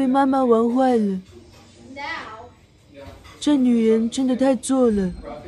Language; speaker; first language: Chinese; native; Chinese